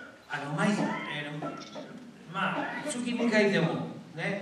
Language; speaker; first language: Japanese; non-native, fluent; Spanish